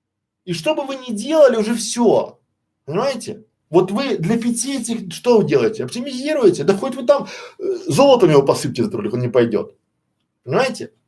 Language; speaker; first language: Russian; native; Russian